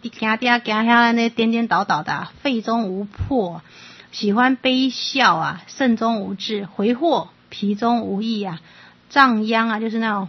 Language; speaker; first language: Chinese; native; Chinese